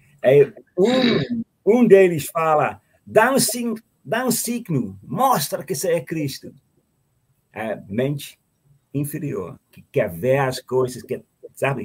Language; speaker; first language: Portuguese; non-native, fluent; Dutch